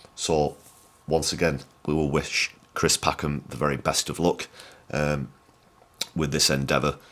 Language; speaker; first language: English; native; English